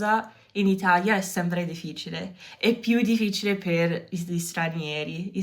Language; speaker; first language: Italian; non-native, learner; English